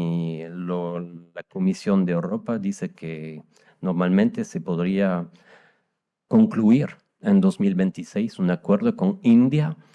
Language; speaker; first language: Spanish; non-native, fluent; French